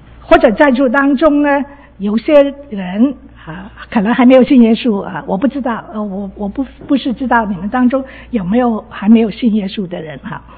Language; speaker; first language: Chinese; non-native, local second language; Cantonese